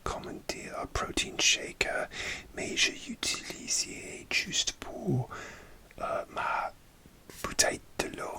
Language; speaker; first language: French; non-native, learner; English